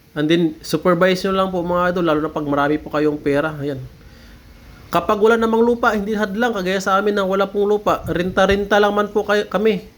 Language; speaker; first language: Filipino; non-native, local second language; Hiligaynon